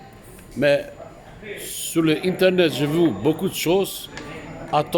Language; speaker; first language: French; non-native, fluent; Turkish